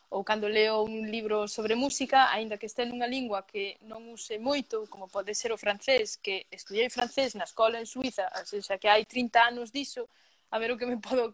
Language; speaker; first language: Galician; early bilingual, other home language; Spanish